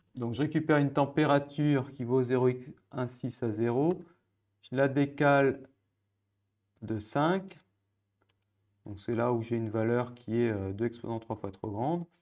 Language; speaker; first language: French; native; French